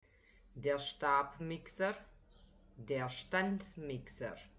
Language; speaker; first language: German; native; German